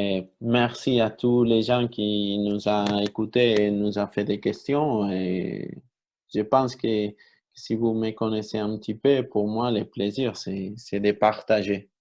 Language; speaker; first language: French; non-native, fluent; Spanish